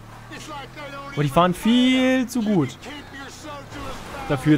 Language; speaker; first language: German; native; German